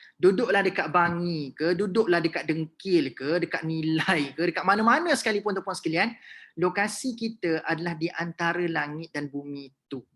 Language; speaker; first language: Malay; native; Malay